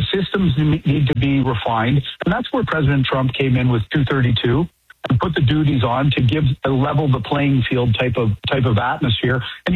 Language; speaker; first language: English; native; English